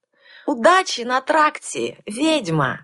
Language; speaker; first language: Russian; native; Russian